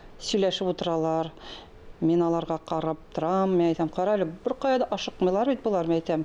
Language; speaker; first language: Tatar; non-native, local second language; Russian